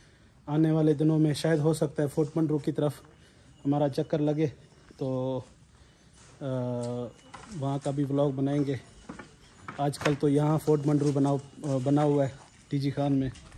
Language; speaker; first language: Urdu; non-native, local second language; Saraiki